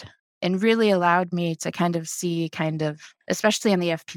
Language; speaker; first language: English; native; English